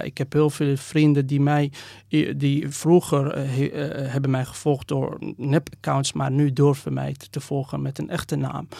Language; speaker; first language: Dutch; non-native, fluent; Persian